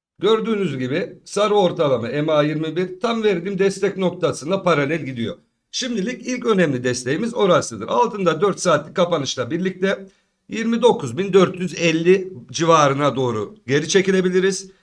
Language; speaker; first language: Turkish; native; Turkish